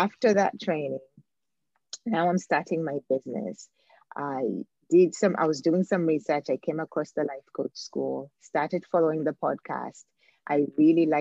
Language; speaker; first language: English; non-native, local second language; Ganda